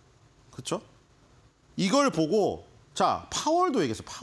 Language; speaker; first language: Korean; native; Korean